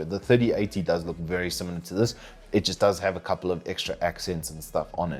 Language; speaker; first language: English; native; English